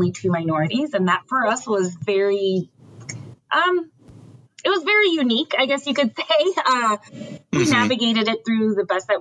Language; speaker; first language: English; early bilingual, other home language; French